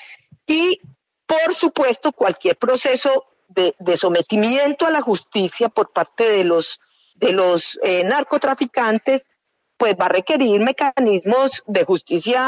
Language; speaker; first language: Spanish; native; Spanish